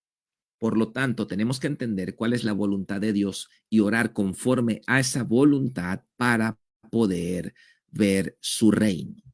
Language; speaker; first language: Spanish; native; Spanish